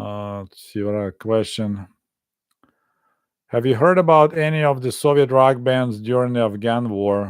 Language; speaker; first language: English; non-native, fluent; Russian